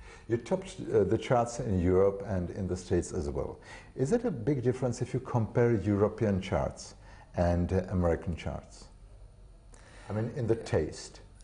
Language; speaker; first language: English; non-native, fluent; Czech